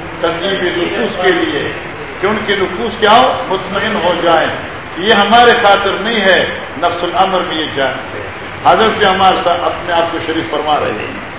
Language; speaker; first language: Urdu; non-native, local second language; Northern Hindko